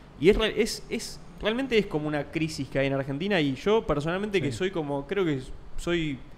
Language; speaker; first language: Spanish; native; Spanish